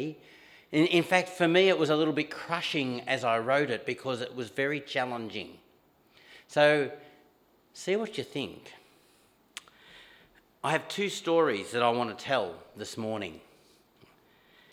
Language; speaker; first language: English; native; English